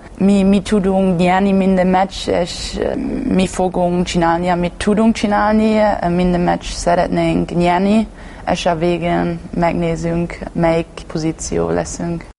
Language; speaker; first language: Hungarian; non-native, learner; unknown